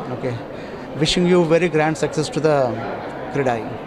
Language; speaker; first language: English; non-native, local second language; Telugu